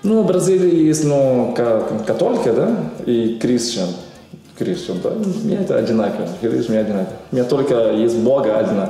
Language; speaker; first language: Russian; non-native, learner; Portuguese